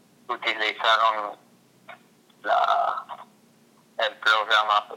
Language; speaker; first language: Spanish; non-native, fluent; English